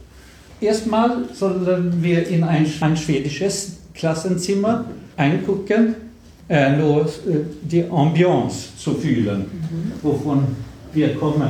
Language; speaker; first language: German; non-native, fluent; Swedish